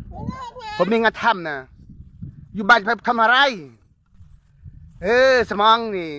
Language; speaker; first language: Thai; non-native, learner; Khmer